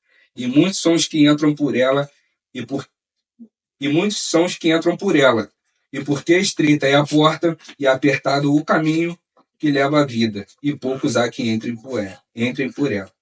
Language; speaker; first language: Portuguese; native; Portuguese